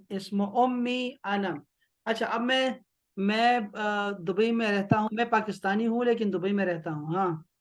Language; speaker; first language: Urdu; native; Urdu